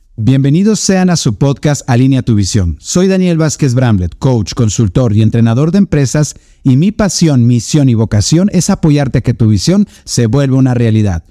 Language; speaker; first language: Spanish; native; Spanish